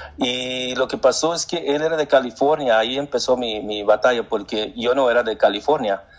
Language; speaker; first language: Spanish; early bilingual, heritage; Spanish